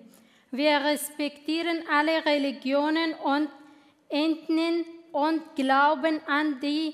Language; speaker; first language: German; non-native, fluent; Kurdish